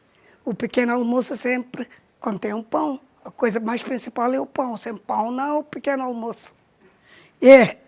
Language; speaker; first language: Portuguese; non-native, fluent; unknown